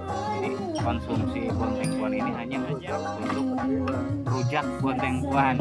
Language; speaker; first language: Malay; non-native, local second language; Sundanese